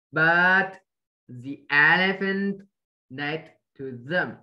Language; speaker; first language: English; non-native, fluent; Vietnamese